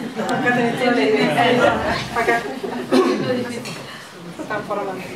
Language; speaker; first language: Spanish; native; Spanish